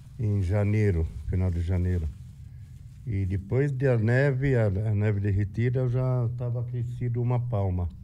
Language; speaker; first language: Portuguese; non-native, fluent; Arabic